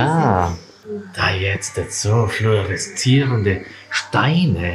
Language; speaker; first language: German; native; German